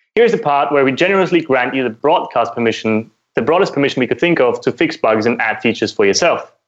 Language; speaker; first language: English; non-native, fluent; German